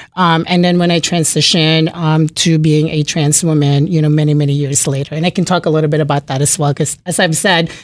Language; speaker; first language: English; non-native, local second language; Filipino